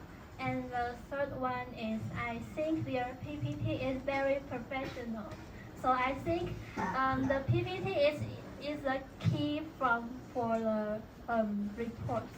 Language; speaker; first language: English; non-native, learner; Chinese